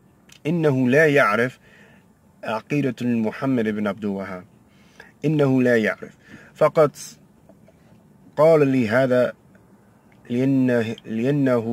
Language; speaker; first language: Arabic; non-native, learner; English